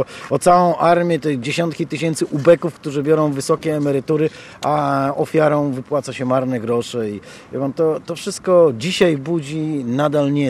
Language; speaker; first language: Polish; native; Polish